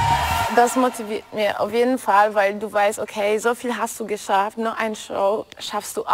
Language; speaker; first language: German; non-native, learner; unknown